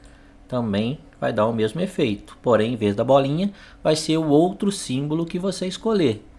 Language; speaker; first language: Portuguese; native; Portuguese